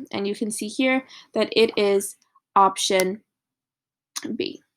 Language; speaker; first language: English; native; English